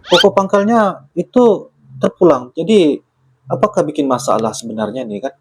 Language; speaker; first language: Malay; native; Malay